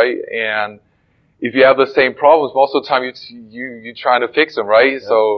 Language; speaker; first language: English; non-native, fluent; German